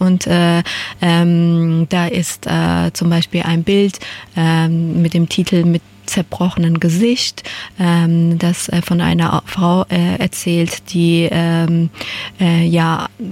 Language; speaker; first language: German; non-native, fluent; Persian